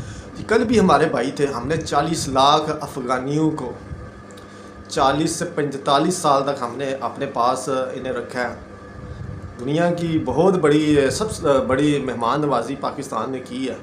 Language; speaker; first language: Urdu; non-native, local second language; Punjabi